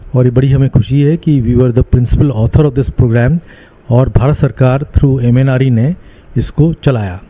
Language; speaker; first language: Hindi; native; Hindi